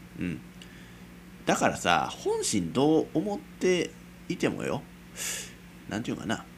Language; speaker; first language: Japanese; native; Japanese